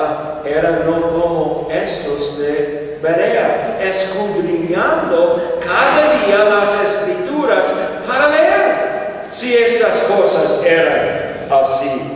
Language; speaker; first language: Spanish; non-native, fluent; English